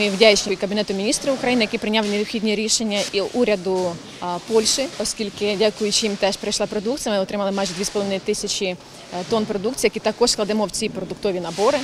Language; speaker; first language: Ukrainian; native; Ukrainian